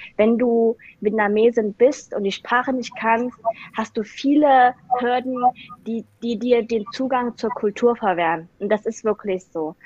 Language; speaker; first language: German; native; German